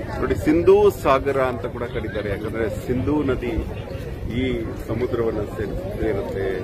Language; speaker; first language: Kannada; native; Kannada